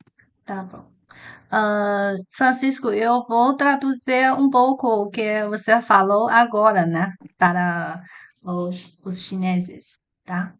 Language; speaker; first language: Portuguese; non-native, learner; Chinese